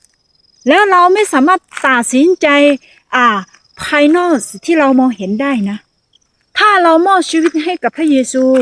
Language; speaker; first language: Thai; non-native, fluent; Akha